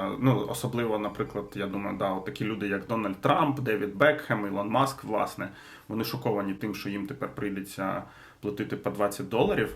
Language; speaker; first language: Ukrainian; non-native, local second language; Russian